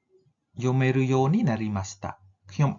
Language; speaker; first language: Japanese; non-native, fluent; Khmer